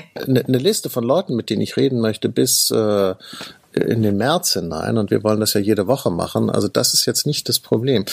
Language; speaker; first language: German; native; German